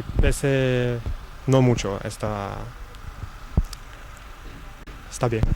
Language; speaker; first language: Spanish; early bilingual, heritage; French